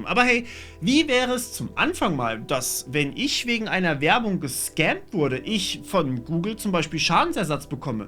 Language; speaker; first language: German; native; German